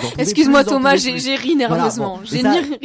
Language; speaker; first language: French; native; French